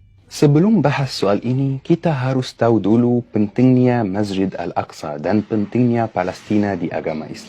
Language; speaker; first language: Indonesian; non-native, fluent; Arabic